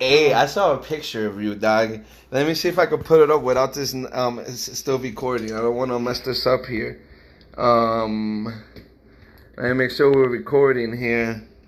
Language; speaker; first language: English; early bilingual, other home language; Spanish